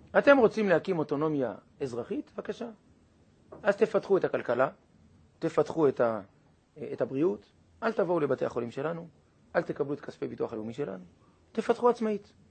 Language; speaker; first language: Hebrew; native; Hebrew